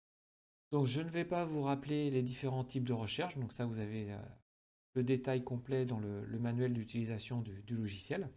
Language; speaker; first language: French; native; French